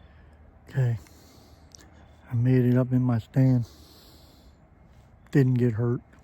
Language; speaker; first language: English; native; English